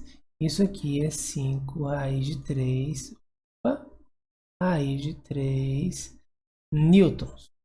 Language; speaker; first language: Portuguese; native; Portuguese